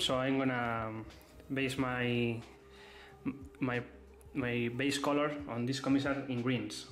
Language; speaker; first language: English; non-native, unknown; Spanish